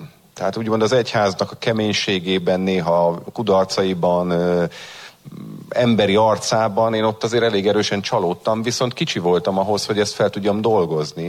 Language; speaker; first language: Hungarian; native; Hungarian